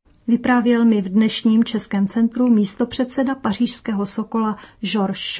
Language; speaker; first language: Czech; native; Czech